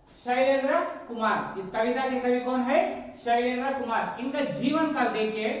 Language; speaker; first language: Hindi; non-native, local second language; Telugu